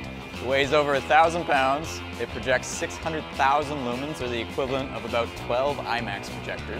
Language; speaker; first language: English; native; English